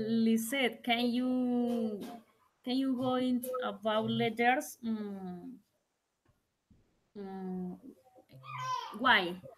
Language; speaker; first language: English; non-native, learner; Spanish